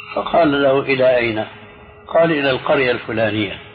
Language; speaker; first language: Arabic; early bilingual, other home language; Albanian